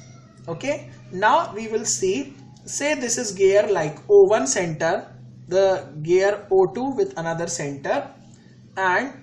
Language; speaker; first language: English; non-native, local second language; Hindi